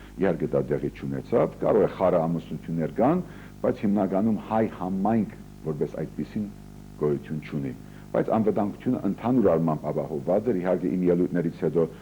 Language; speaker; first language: Armenian; early bilingual, heritage; Armenian